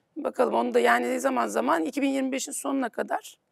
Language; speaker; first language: Turkish; native; Turkish